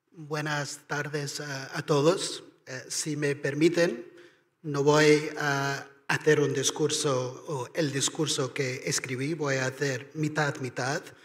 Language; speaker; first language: Spanish; non-native, fluent; Irish